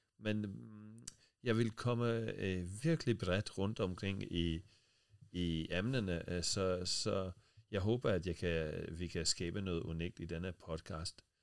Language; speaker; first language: Danish; non-native, fluent; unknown